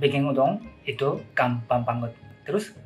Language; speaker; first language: Indonesian; non-native, learner; Japanese